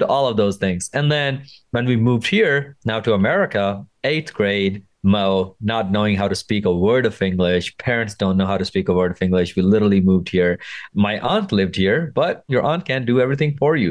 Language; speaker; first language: English; non-native, local second language; Punjabi